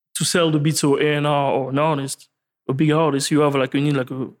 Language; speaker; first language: English; non-native, learner; French